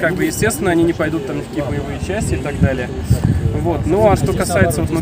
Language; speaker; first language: Russian; native; Russian